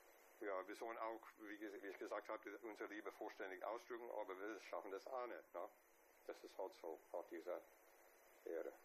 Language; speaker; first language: German; non-native, fluent; English